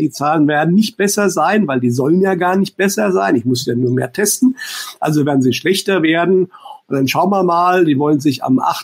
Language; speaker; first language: German; native; German